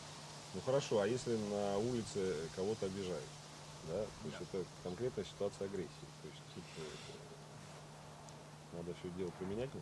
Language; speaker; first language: Russian; native; Russian